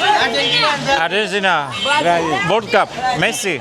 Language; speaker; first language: English; non-native, learner; Slovak